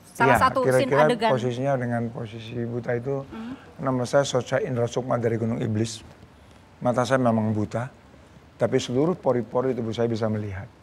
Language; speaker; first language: Indonesian; native; Indonesian